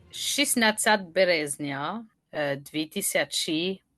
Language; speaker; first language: Ukrainian; non-native, learner; French